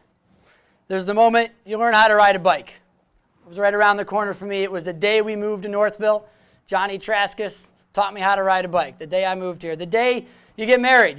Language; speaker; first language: English; native; English